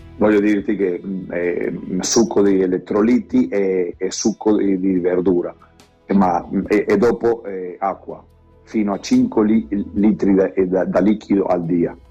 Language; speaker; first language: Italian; non-native, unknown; Romanian